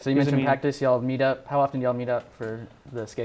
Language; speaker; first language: English; native; English